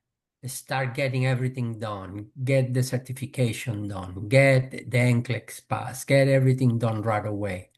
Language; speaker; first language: English; non-native, fluent; Spanish